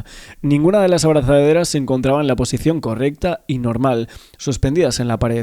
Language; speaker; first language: Spanish; native; Spanish